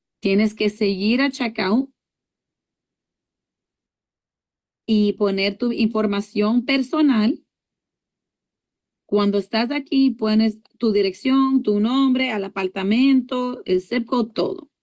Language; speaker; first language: Spanish; early bilingual, heritage; English